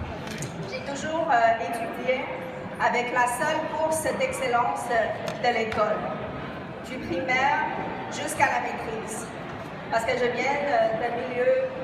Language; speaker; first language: French; non-native, fluent; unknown